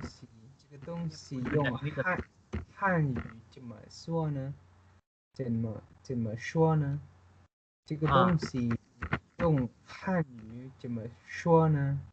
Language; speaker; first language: Chinese; non-native, learner; Indonesian